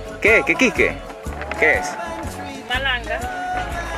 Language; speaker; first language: Spanish; native; Spanish